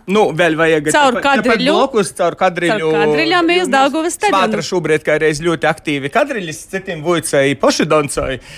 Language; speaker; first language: Latvian; native; Latvian